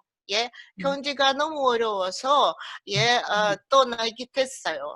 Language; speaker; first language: Korean; early bilingual, heritage; Russian